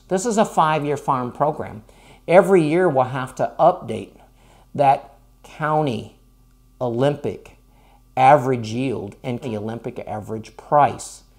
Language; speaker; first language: English; native; English